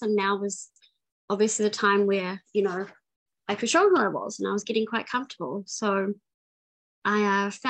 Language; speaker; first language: English; native; English